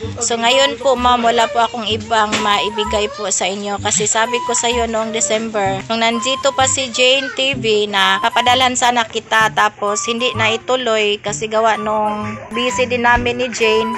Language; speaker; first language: Filipino; non-native, local second language; Cebuano